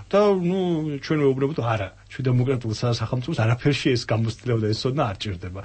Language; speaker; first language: Georgian; native; Georgian